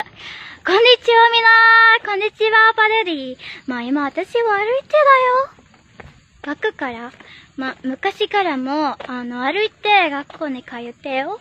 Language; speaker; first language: Japanese; non-native, learner; Indonesian